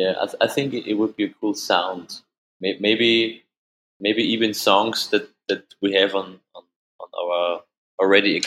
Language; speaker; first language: English; non-native, fluent; German